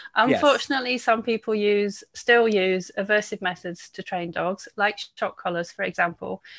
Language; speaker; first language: English; native; English